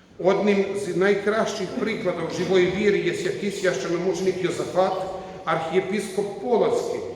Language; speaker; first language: Ukrainian; non-native, learner; Croatian